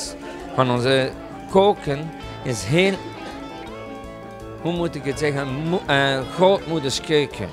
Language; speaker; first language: Dutch; non-native, local second language; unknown